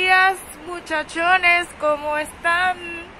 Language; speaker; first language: Spanish; native; Spanish